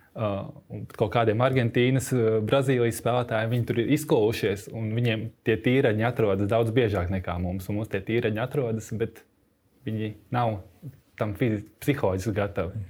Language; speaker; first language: Latvian; native; Latvian